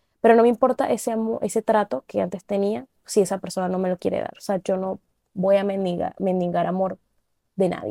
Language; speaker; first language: Spanish; native; Spanish